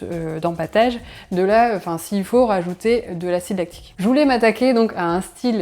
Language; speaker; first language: French; native; French